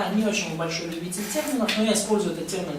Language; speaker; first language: Russian; native; Russian